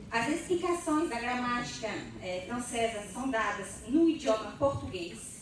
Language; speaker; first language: Portuguese; non-native, fluent; French